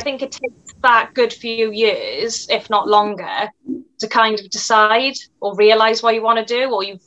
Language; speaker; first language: English; native; English